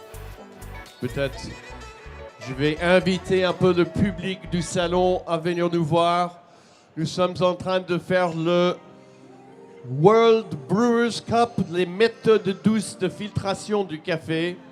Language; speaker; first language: French; native; French